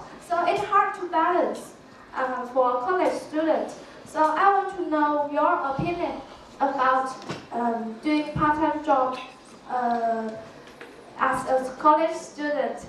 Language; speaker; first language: English; non-native, learner; Chinese